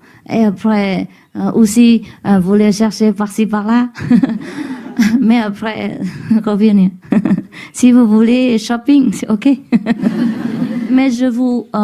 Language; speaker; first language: French; non-native, learner; Vietnamese